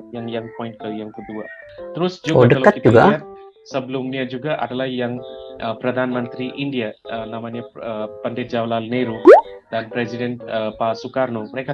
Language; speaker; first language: Indonesian; non-native, fluent; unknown